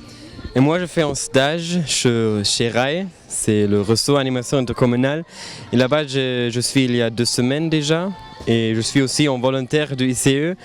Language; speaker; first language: French; non-native, learner; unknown